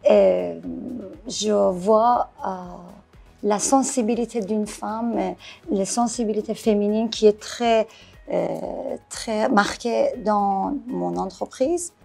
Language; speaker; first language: French; non-native, fluent; Persian